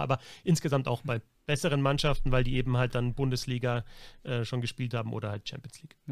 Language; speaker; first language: German; native; German